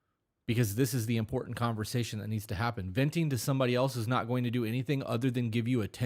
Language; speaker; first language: English; native; English